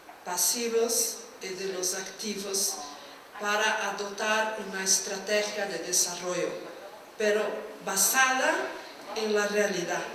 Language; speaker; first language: Spanish; non-native, fluent; Portuguese